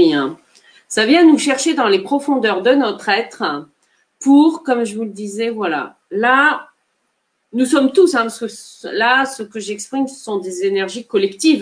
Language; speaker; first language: French; native; French